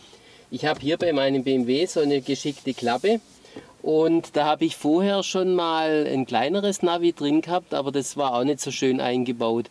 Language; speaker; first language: German; native; German